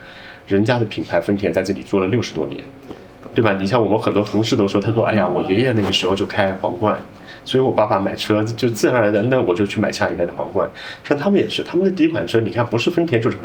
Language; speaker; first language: Chinese; native; Chinese